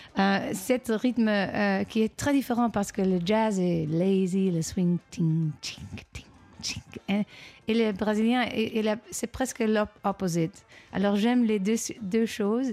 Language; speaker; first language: French; non-native, fluent; Dutch